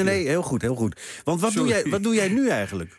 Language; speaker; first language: Dutch; native; Dutch